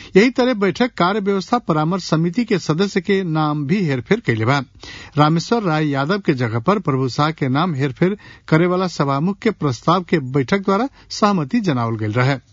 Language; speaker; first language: Bhojpuri; non-native, local second language; Nepali